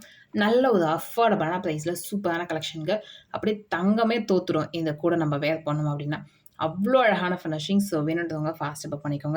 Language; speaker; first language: Tamil; native; Tamil